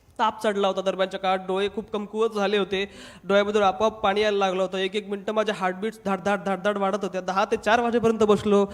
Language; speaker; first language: Marathi; non-native, local second language; Hindi